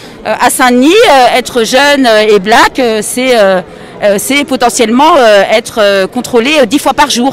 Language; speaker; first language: French; native; French